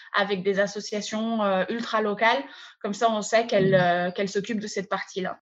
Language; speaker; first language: French; native; French